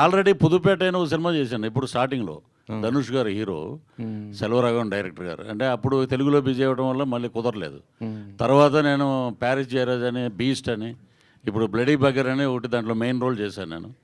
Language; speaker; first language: Telugu; native; Telugu